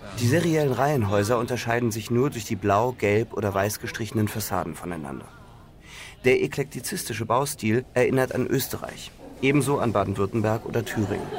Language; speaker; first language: German; native; German